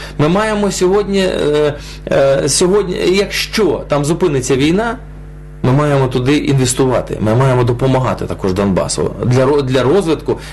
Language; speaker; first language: Ukrainian; non-native, local second language; Russian